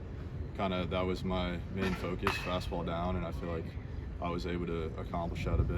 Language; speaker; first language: English; native; English